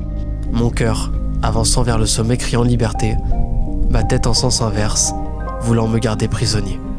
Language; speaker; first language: French; native; French